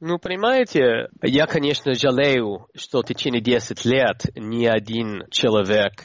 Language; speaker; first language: Russian; non-native, fluent; English